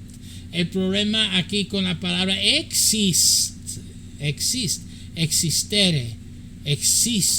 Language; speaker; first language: Spanish; early bilingual, heritage; English